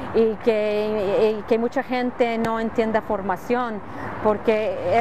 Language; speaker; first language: Spanish; early bilingual, other home language; English